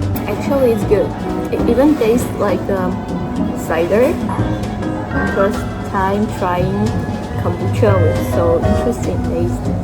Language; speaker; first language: English; non-native, learner; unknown